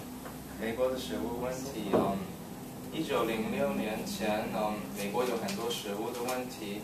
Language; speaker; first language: Chinese; non-native, learner; English